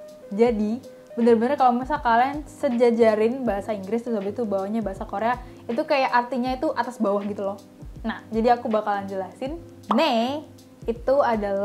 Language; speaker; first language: Indonesian; native; Indonesian